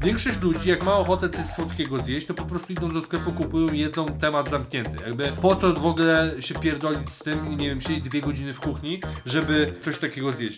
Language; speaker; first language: Polish; native; Polish